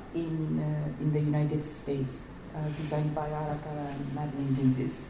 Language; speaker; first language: English; non-native, fluent; Japanese